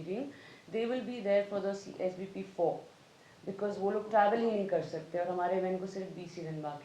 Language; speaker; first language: Hindi; native; Hindi